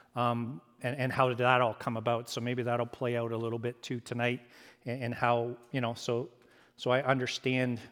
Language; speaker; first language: English; native; English